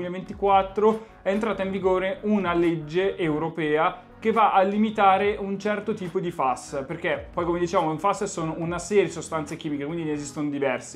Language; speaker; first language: Italian; native; Italian